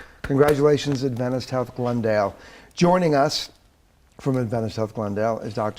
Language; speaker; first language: English; native; English